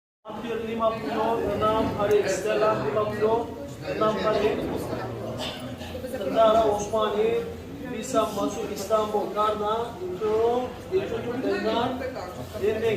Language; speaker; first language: Indonesian; non-native, learner; Turkish